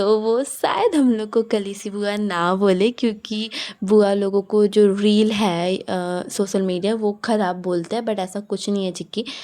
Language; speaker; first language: Hindi; native; Hindi